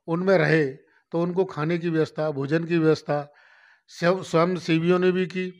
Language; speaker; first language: Hindi; native; Hindi